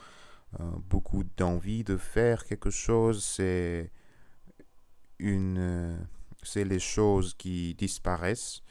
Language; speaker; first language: French; non-native, learner; Russian